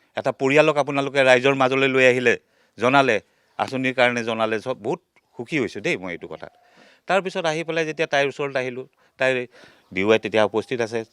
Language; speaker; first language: Assamese; native; Assamese